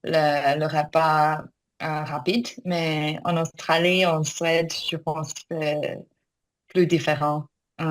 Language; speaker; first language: French; non-native, learner; Korean